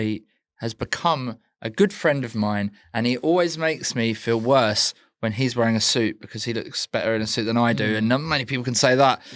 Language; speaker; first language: English; native; English